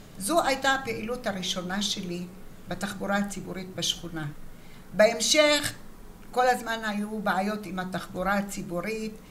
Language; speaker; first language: Hebrew; early bilingual, other home language; Arabic